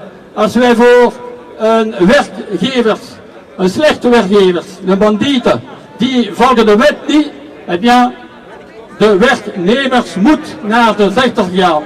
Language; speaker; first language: Dutch; non-native, local second language; French